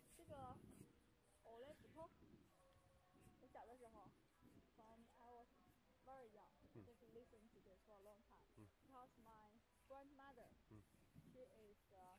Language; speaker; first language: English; non-native, learner; Chinese